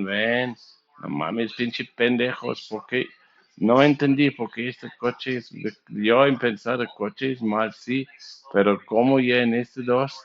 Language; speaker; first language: Spanish; non-native, learner; English